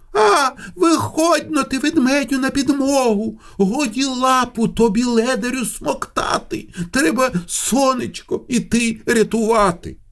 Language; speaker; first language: Ukrainian; non-native, local second language; Russian